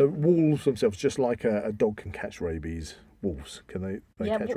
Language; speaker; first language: English; native; English